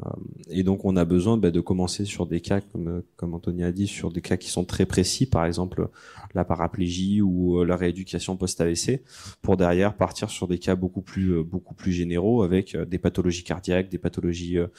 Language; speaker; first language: French; native; French